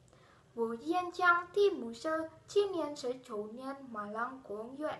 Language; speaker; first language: Chinese; non-native, learner; Indonesian